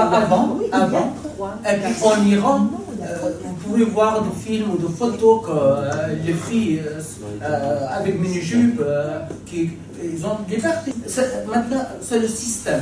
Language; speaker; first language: French; non-native, fluent; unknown